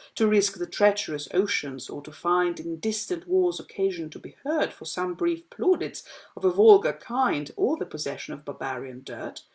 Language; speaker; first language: English; non-native, fluent; Greek